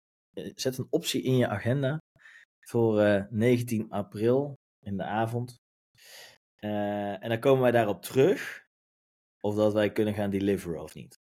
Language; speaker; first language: Dutch; native; Dutch